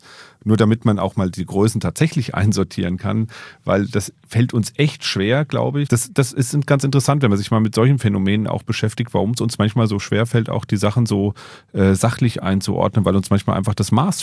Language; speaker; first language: German; native; German